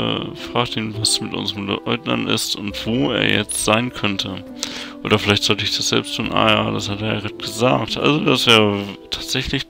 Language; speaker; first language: German; native; German